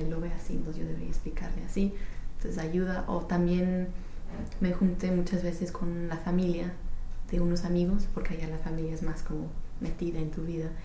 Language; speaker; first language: Spanish; non-native, fluent; English